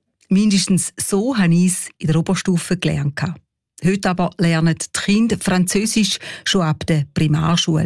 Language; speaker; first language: German; native; German